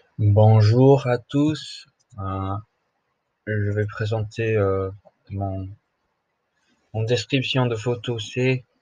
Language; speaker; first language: French; non-native, learner; English